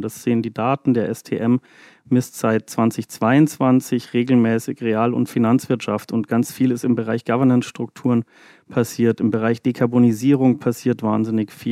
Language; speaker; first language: German; native; German